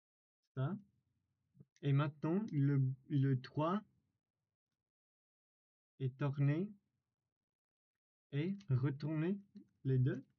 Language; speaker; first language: French; non-native, learner; English